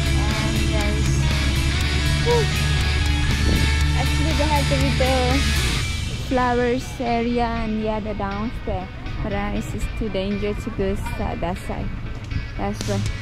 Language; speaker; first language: English; non-native, learner; Hindi